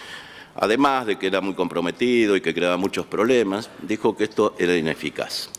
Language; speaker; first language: Spanish; native; Spanish